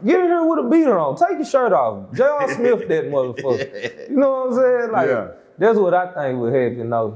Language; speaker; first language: English; native; English